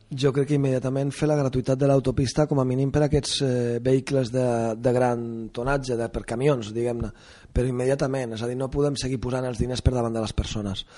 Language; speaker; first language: Catalan; non-native, local second language; Spanish